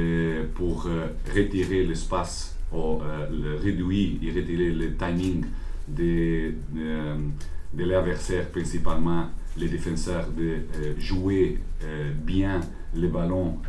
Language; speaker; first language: French; non-native, learner; Portuguese